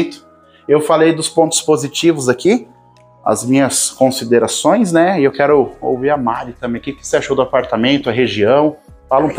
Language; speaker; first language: Portuguese; native; Portuguese